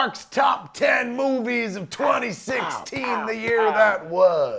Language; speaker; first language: English; native; English